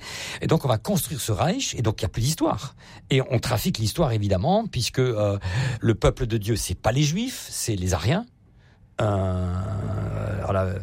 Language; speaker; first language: French; native; French